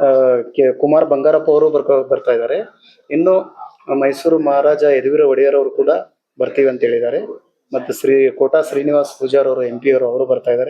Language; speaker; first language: Kannada; native; Kannada